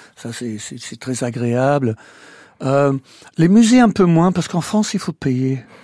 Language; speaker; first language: French; non-native, fluent; English